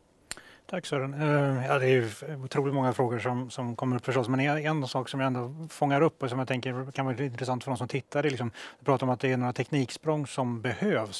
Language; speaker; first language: Swedish; native; Swedish